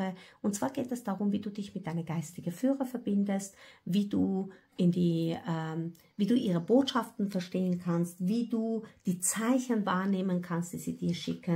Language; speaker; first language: German; non-native, fluent; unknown